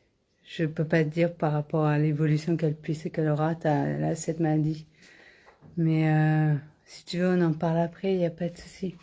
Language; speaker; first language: French; native; French